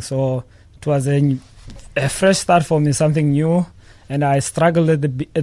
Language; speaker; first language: English; non-native, local second language; Xhosa